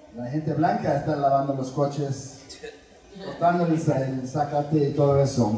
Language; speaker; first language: Spanish; early bilingual, heritage; Spanish